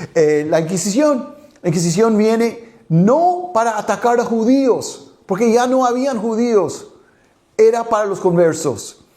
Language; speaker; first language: Spanish; non-native, fluent; English